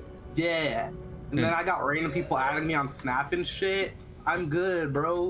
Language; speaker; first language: English; native; English